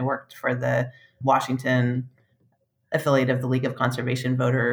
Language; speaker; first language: English; native; English